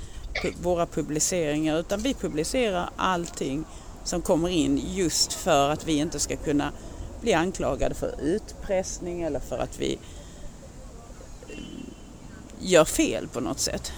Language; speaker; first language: Swedish; native; Swedish